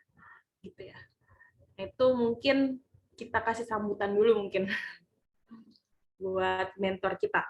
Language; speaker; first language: Indonesian; native; Indonesian